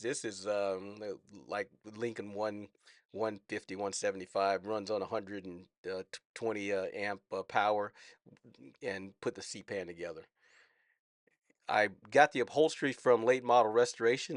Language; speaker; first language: English; native; English